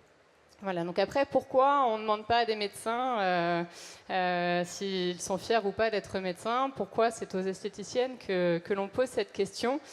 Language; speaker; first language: French; native; French